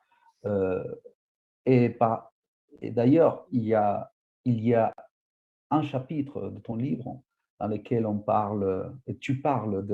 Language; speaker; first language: French; non-native, fluent; Spanish